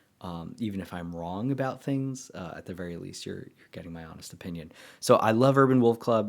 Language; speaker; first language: English; native; English